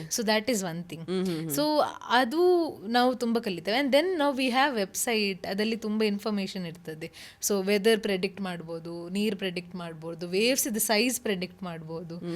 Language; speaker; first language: Kannada; native; Kannada